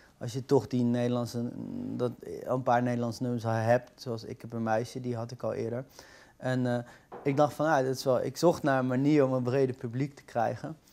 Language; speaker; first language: Dutch; native; Dutch